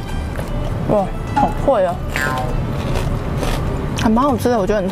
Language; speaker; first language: Chinese; native; Chinese